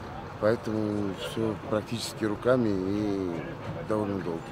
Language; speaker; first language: Russian; non-native, fluent; Armenian